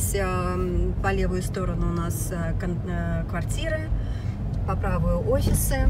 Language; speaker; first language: Russian; native; Russian